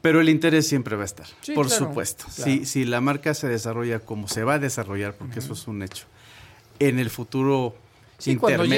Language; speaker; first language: Spanish; native; Spanish